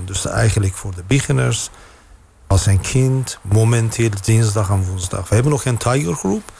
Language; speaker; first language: Dutch; non-native, fluent; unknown